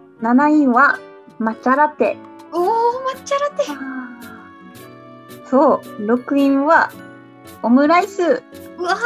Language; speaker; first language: Japanese; non-native, fluent; English